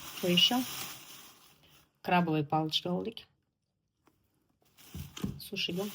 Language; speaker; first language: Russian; non-native, fluent; Uzbek